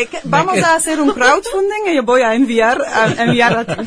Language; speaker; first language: Spanish; non-native, fluent; Dutch